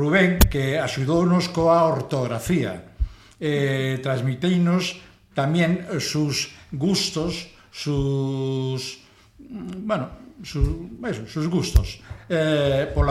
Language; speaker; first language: Galician; non-native, local second language; Spanish